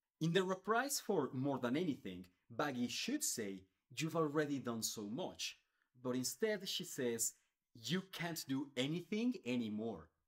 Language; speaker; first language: English; non-native, fluent; Spanish